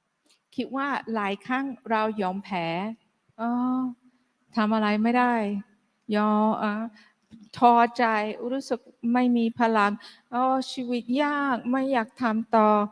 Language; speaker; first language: Thai; non-native, fluent; English